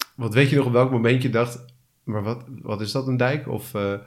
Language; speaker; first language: Dutch; early bilingual, other home language; Arabic